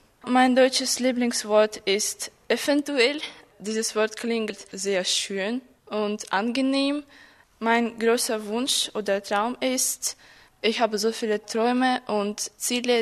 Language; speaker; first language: German; non-native, fluent; Russian